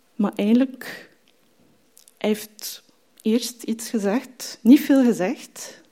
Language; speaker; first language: Dutch; non-native, fluent; French